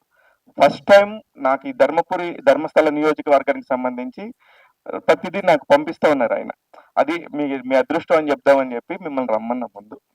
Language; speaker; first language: Telugu; native; Telugu